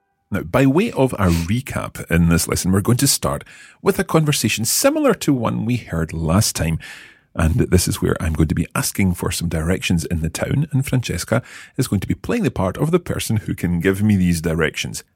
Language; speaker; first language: English; native; English